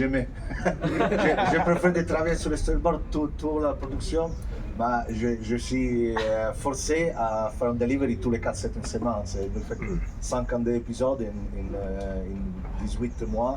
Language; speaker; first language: French; non-native, fluent; Italian